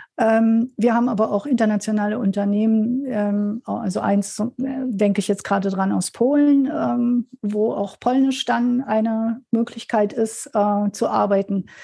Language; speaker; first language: German; native; German